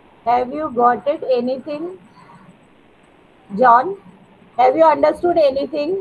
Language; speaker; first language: English; non-native, learner; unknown